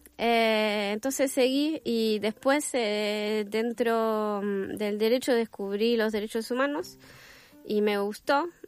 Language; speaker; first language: Spanish; non-native, fluent; French